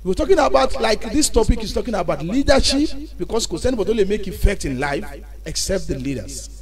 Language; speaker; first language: English; non-native, local second language; Yoruba